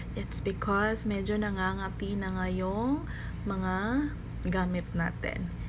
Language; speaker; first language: Filipino; non-native, local second language; Cebuano